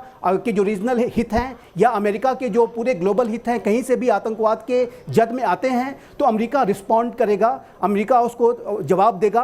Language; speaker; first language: Hindi; native; Hindi